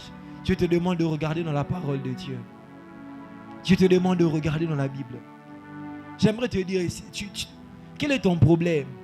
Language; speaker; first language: French; non-native, local second language; Lingala